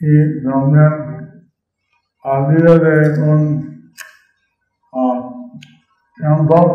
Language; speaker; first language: Spanish; non-native, learner; English